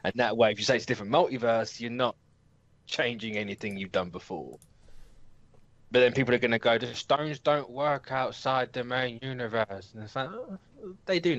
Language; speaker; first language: English; native; English